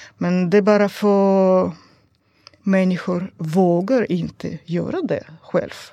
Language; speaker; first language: Swedish; non-native, learner; Russian